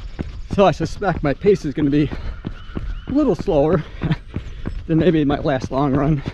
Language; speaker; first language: English; native; English